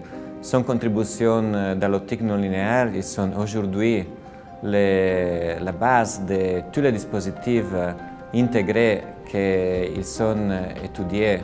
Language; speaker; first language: French; non-native, fluent; Italian